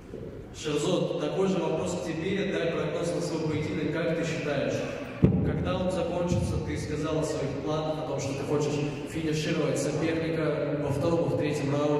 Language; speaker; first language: Russian; native; Russian